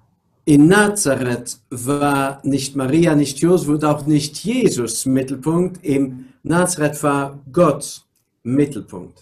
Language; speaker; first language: German; non-native, local second language; Luxembourgish